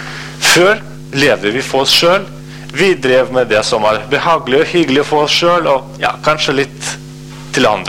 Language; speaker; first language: Norwegian; non-native, fluent; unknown